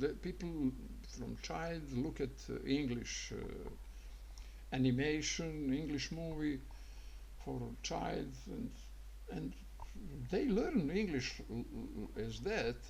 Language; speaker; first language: English; non-native, learner; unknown